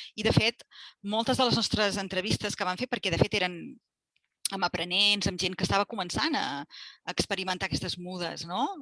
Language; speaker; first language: Catalan; native; Catalan